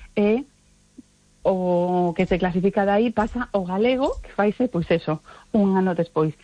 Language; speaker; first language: Galician; non-native, local second language; Spanish